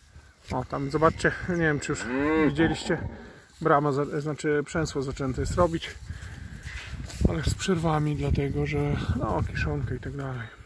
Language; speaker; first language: Polish; native; Polish